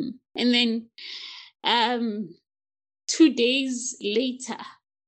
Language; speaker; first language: English; non-native, local second language; Tswana